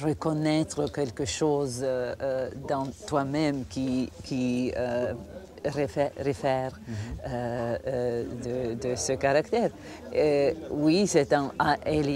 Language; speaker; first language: French; non-native, fluent; Croatian